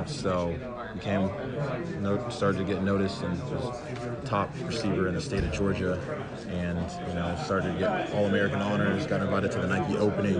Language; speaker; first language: English; native; English